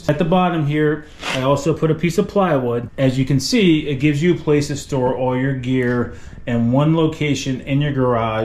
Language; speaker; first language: English; native; English